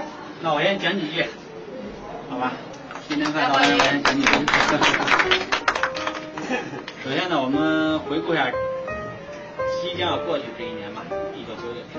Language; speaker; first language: Chinese; native; Chinese